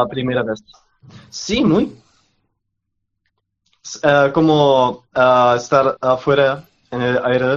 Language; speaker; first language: Spanish; non-native, learner; German